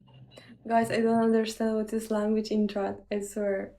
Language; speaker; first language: English; non-native, learner; Polish